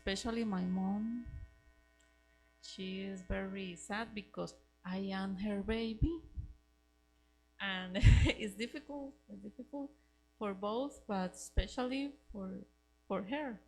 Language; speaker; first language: English; non-native, learner; Spanish